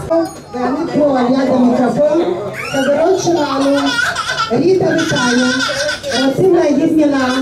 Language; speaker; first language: Hebrew; non-native, fluent; Russian